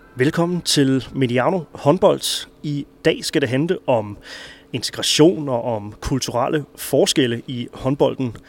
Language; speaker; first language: Danish; native; Danish